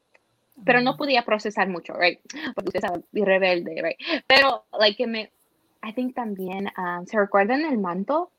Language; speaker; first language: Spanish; early bilingual, heritage; Spanish